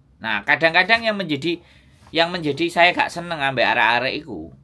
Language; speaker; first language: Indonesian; non-native, local second language; Javanese